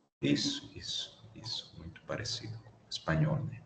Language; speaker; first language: Portuguese; non-native, fluent; Spanish